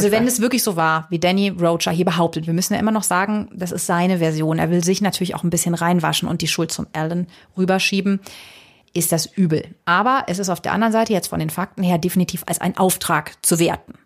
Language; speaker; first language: German; native; German